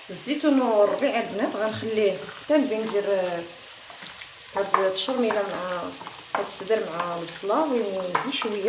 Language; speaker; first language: Arabic; native; Arabic